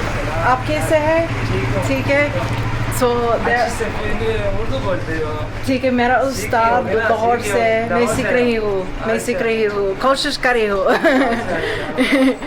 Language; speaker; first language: Hindi; non-native, learner; English